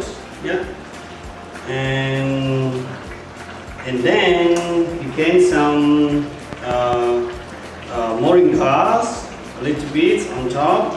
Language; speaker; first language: English; non-native, learner; Khmer